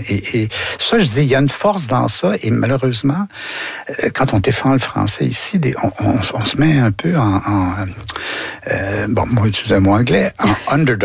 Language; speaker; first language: French; native; French